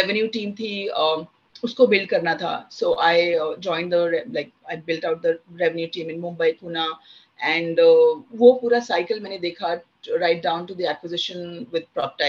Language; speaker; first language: English; non-native, local second language; Hindi